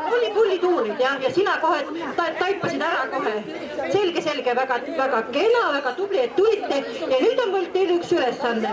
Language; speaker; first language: Estonian; native; Estonian